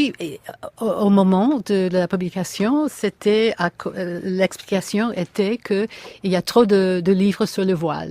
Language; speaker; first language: French; non-native, fluent; English